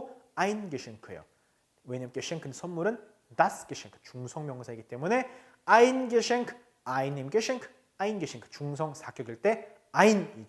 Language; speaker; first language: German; non-native, fluent; Korean